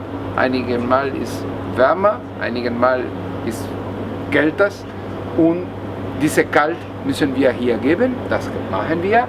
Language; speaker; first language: German; non-native, learner; Spanish